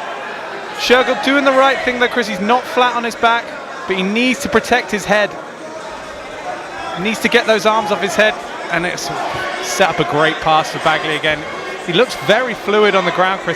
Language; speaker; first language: English; native; English